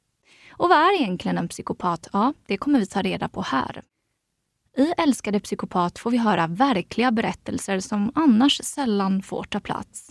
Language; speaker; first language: Swedish; native; Swedish